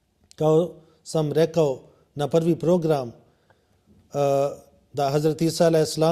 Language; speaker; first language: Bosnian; non-native, learner; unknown